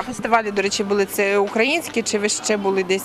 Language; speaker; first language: Ukrainian; native; Ukrainian